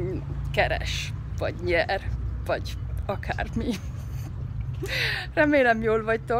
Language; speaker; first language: Hungarian; early bilingual, heritage; Hungarian